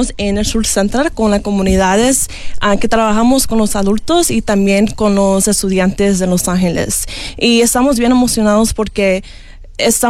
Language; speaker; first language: Spanish; early bilingual, heritage; Spanish